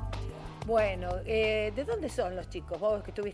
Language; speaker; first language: Spanish; native; Spanish